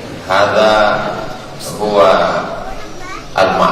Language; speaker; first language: Arabic; non-native, fluent; Indonesian